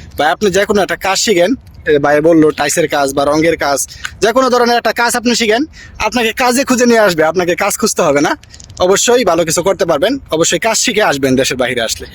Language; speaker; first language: Bangla; native; Bangla